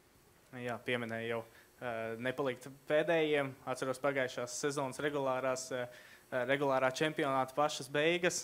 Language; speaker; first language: Latvian; native; Latvian